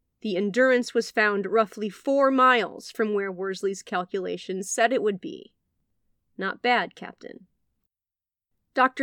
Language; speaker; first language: English; native; English